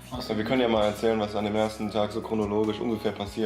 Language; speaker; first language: German; native; German